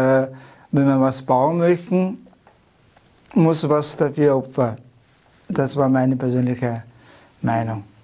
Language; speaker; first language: German; non-native, learner; Chinese